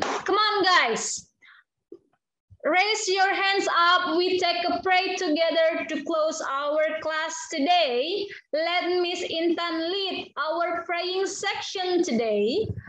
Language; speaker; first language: English; non-native, fluent; Indonesian